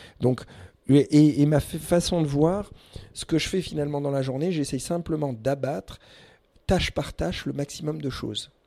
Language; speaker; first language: French; early bilingual, other home language; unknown